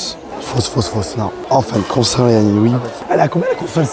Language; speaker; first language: French; native; French